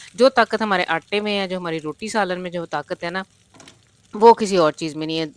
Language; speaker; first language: Urdu; non-native, local second language; Punjabi